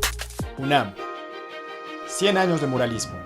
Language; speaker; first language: Spanish; native; Spanish